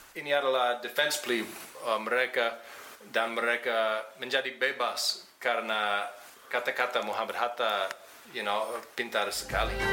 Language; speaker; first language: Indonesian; non-native, learner; English